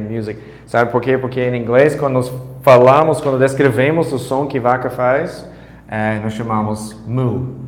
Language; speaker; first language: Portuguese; non-native, fluent; English